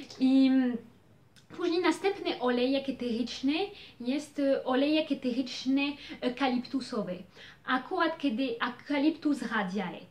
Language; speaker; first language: Polish; early bilingual, heritage; Polish